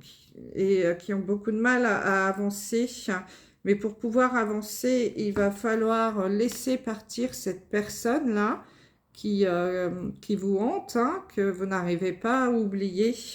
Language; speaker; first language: French; native; French